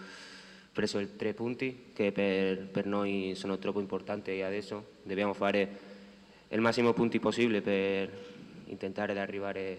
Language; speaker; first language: Italian; non-native, fluent; Spanish